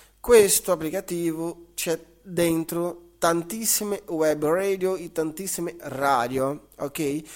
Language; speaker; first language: Italian; non-native, fluent; Portuguese